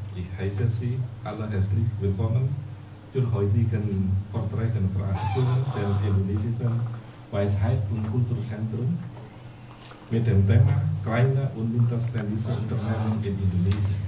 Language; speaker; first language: German; non-native, fluent; Indonesian